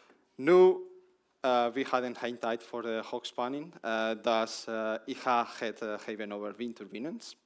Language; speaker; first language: Dutch; non-native, learner; Spanish